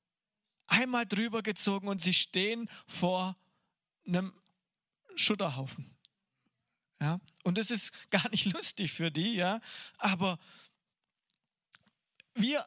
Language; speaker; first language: German; native; German